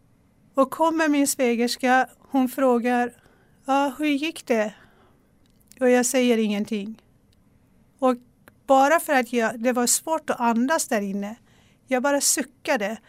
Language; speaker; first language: Swedish; non-native, fluent; Persian